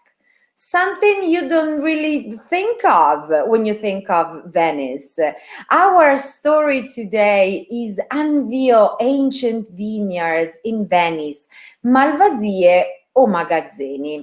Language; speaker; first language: English; non-native, fluent; Italian